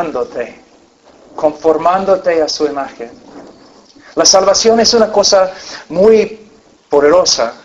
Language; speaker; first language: Spanish; non-native, fluent; English